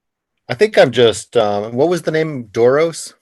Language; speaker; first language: English; native; English